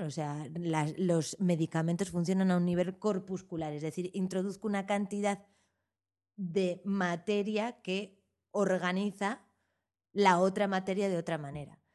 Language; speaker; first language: Spanish; native; Spanish